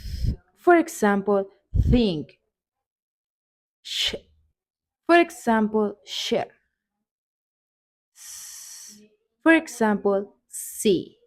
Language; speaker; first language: English; non-native, learner; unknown